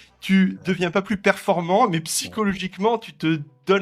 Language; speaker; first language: French; native; French